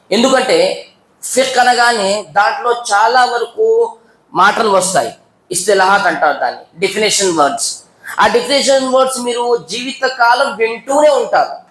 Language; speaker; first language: Telugu; non-native, local second language; Urdu